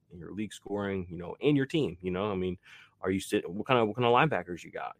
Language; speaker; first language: English; native; English